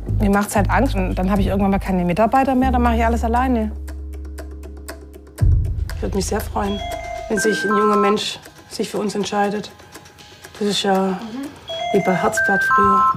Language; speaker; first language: German; native; German